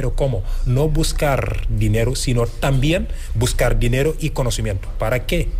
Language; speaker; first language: Spanish; non-native, fluent; Wolof